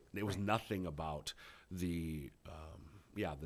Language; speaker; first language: English; native; English